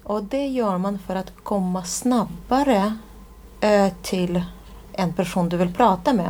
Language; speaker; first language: Swedish; non-native, fluent; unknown